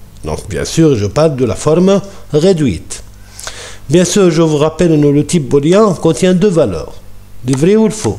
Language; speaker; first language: French; non-native, local second language; Arabic